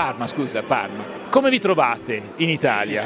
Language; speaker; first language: Italian; native; Italian